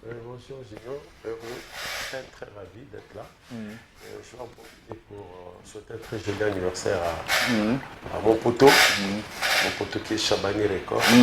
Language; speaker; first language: French; non-native, local second language; Lingala